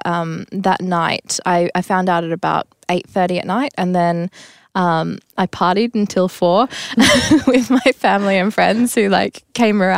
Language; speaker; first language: English; native; English